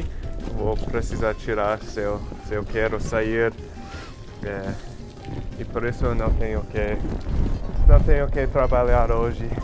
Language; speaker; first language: Portuguese; non-native, fluent; English